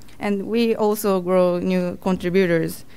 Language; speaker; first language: English; non-native, learner; Japanese